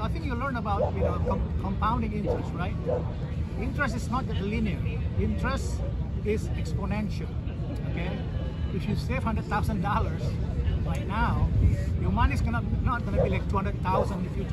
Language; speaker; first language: English; non-native, fluent; Indonesian